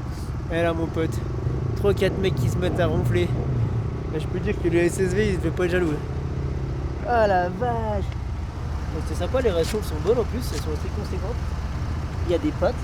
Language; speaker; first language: French; native; French